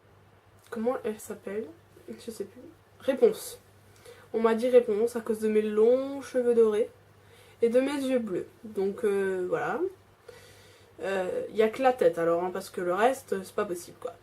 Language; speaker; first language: French; native; French